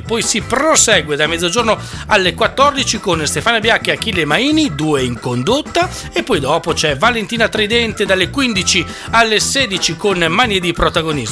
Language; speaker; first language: Italian; native; Italian